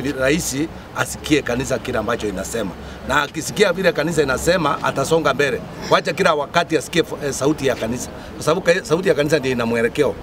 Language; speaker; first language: Swahili; non-native, local second language; Gusii